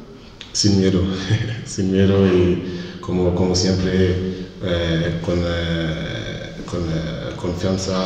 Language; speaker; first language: Spanish; non-native, fluent; French